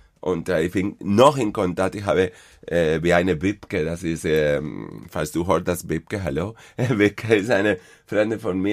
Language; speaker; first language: German; non-native, fluent; Spanish